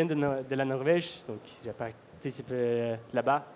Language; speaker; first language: French; non-native, fluent; Norwegian